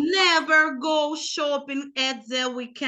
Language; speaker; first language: English; non-native, learner; Ukrainian